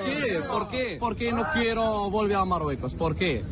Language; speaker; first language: Spanish; non-native, learner; Arabic